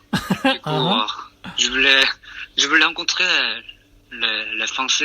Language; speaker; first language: French; non-native, learner; Korean